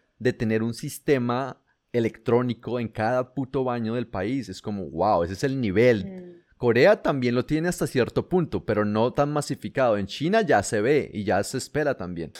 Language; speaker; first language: Spanish; native; Spanish